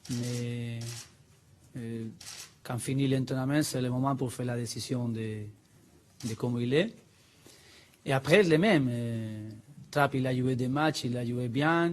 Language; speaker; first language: French; non-native, learner; Spanish